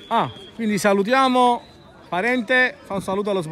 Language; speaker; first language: Italian; native; Italian